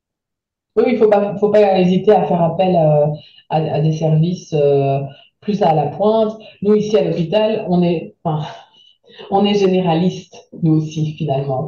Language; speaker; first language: French; native; French